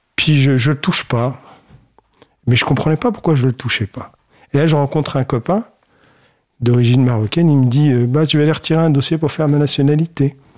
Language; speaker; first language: French; early bilingual, other home language; Kabyle